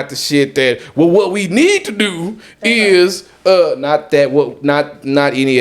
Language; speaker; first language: English; native; English